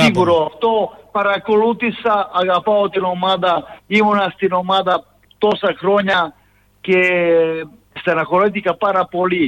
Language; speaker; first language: Greek; non-native, fluent; Serbian